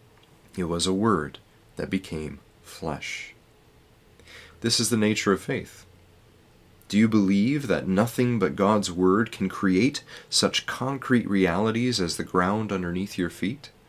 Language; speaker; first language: English; native; English